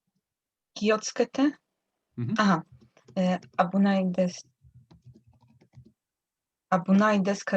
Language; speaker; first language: Japanese; non-native, learner; English